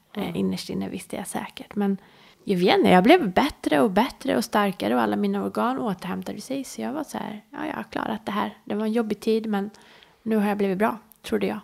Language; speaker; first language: Swedish; early bilingual, other home language; Persian